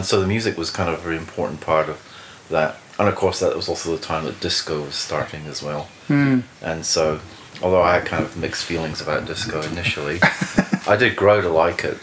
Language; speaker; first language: English; native; English